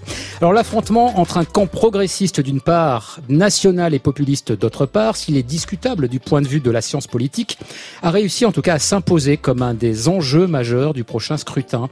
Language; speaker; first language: French; native; French